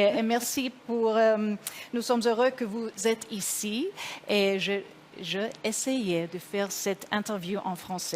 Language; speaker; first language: French; non-native, learner; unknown